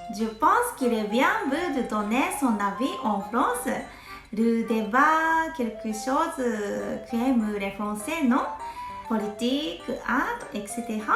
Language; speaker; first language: French; non-native, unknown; Japanese